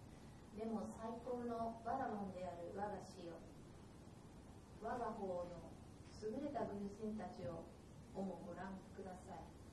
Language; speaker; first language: Japanese; native; Japanese